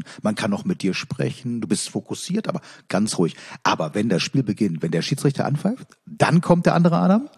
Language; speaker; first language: German; native; German